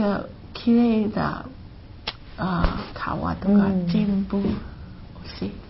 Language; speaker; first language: Japanese; non-native, learner; Chinese